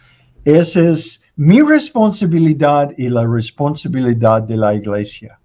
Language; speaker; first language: Spanish; non-native, learner; English